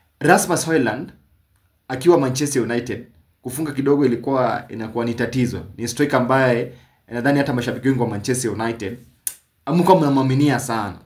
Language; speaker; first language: Swahili; native; Swahili